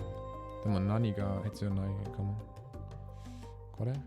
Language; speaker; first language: Japanese; non-native, learner; German